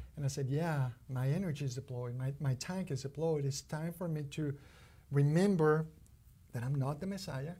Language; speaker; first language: English; non-native, fluent; Spanish